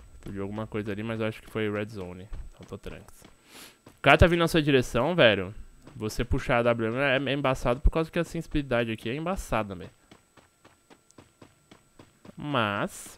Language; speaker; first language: Portuguese; native; Portuguese